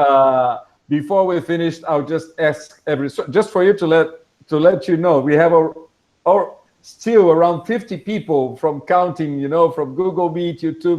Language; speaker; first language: English; non-native, fluent; Portuguese